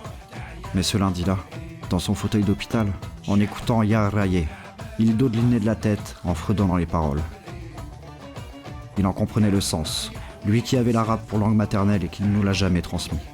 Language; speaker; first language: French; native; French